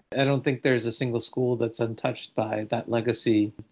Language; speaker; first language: English; native; English